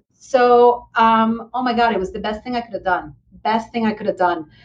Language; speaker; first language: English; early bilingual, other home language; Spanish